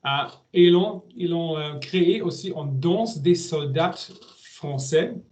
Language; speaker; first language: French; non-native, learner; German